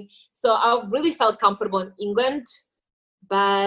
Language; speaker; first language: English; non-native, fluent; Ukrainian